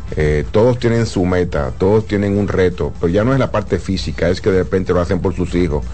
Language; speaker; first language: Spanish; native; Spanish